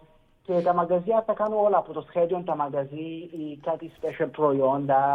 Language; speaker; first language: Greek; early bilingual, heritage; Greek